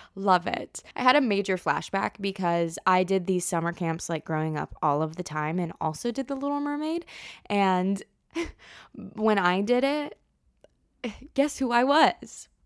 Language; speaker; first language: English; native; English